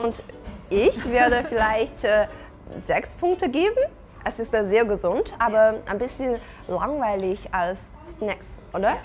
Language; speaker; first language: German; non-native, fluent; Chinese